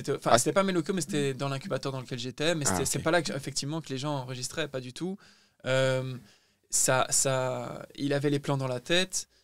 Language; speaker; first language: French; native; French